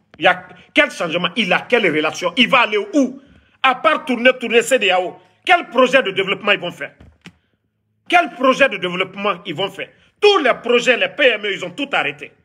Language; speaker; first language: French; non-native, local second language; Mandingo